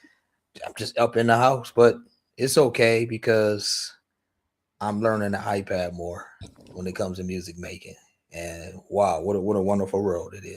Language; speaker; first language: English; native; English